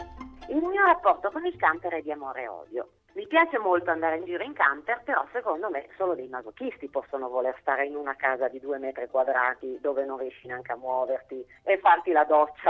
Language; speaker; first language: Italian; native; Italian